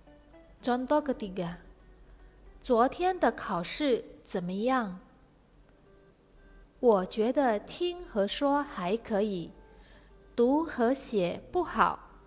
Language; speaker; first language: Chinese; non-native, fluent; Indonesian